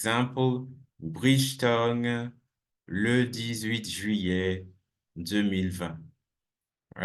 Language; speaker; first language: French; non-native, fluent; English